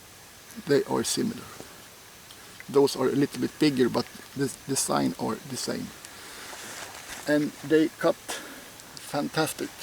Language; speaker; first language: English; non-native, fluent; Swedish